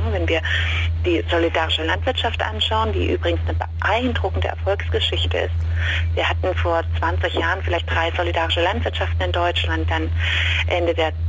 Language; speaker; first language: German; native; German